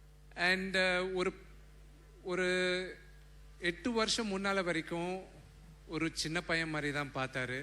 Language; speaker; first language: Tamil; non-native, local second language; Telugu